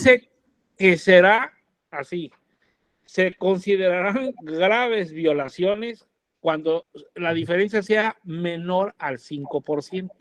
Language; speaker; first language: Spanish; native; Spanish